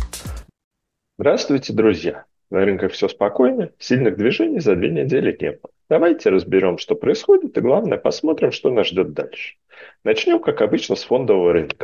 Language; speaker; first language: Russian; native; Russian